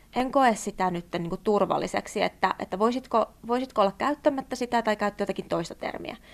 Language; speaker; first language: Finnish; native; Finnish